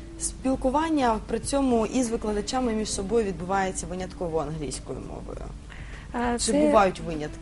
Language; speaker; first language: Ukrainian; native; Ukrainian